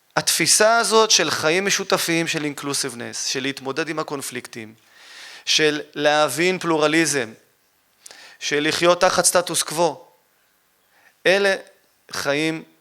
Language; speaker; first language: Hebrew; native; Hebrew